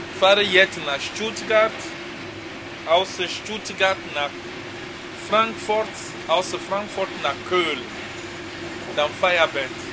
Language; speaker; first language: German; non-native, fluent; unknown